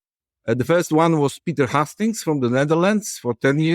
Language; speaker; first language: English; non-native, fluent; Polish